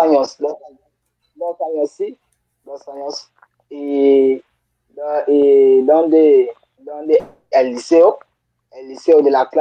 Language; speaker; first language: Spanish; non-native, learner; French